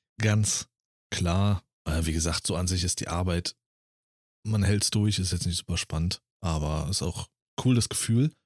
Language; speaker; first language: German; native; German